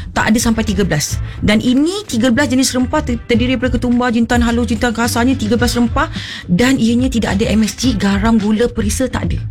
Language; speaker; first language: Malay; native; Malay